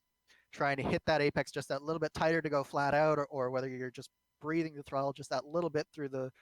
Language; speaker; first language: English; native; English